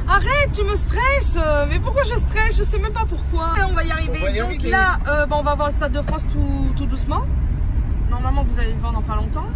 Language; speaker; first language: French; native; French